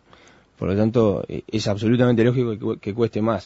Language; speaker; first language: Spanish; native; Spanish